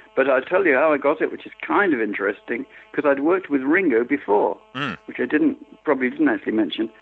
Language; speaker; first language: English; native; English